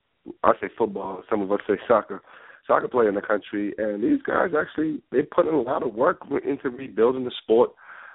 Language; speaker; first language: English; non-native, local second language; Yoruba